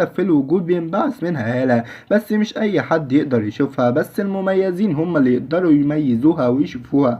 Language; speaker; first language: Arabic; native; Arabic